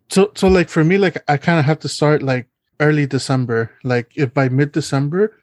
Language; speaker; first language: English; early bilingual, other home language; Spanish